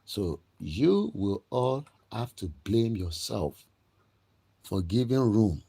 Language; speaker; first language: English; non-native, local second language; Yoruba